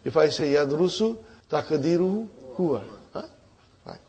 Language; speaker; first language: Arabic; non-native, fluent; Urdu